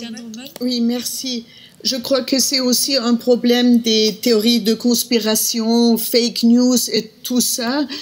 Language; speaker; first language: French; non-native, fluent; German